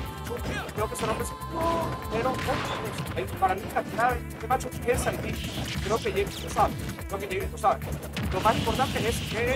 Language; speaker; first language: Spanish; native; Spanish